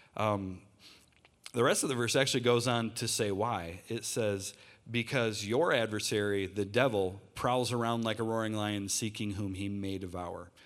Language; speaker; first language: English; native; English